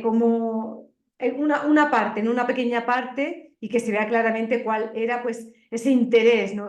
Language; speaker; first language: Spanish; native; Spanish